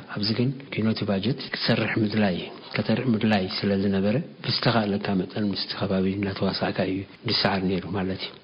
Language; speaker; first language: Tigrinya; non-native, local second language; Afar